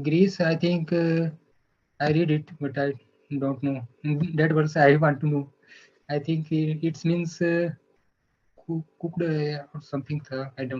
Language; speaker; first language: English; non-native, learner; Hindi